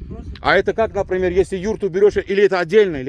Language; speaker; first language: Russian; native; Russian